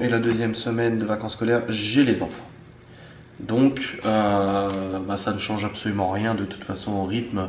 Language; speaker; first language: French; native; French